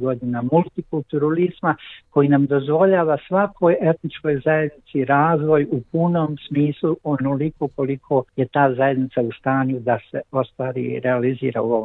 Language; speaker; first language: Croatian; native; Croatian